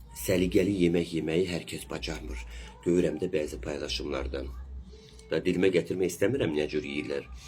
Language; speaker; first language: Azerbaijani; native; Azerbaijani